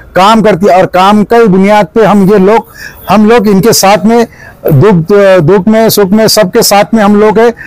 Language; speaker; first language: Hindi; non-native, local second language; Urdu